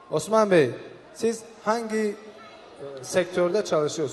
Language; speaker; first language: Turkish; non-native, fluent; Tajik